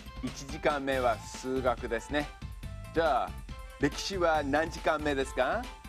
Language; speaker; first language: Japanese; non-native, fluent; English